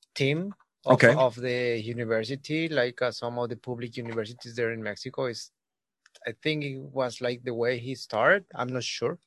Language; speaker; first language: English; non-native, learner; Spanish